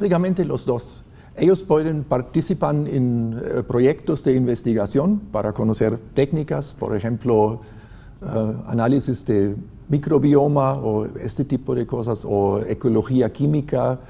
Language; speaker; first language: Spanish; non-native, fluent; German